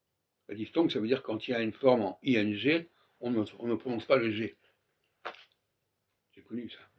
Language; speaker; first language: French; native; French